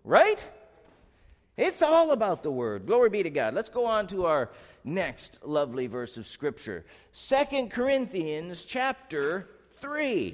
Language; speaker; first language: English; native; English